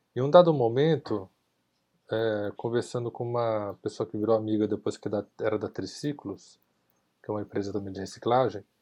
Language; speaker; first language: Portuguese; native; Portuguese